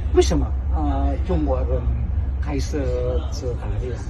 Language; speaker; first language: Chinese; non-native, learner; Indonesian